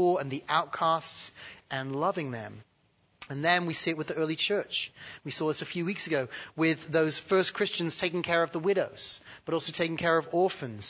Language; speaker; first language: English; native; English